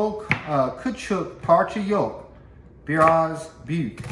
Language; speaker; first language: Turkish; non-native, learner; English